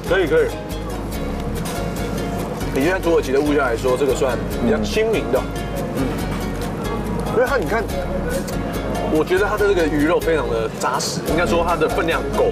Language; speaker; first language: Chinese; native; Chinese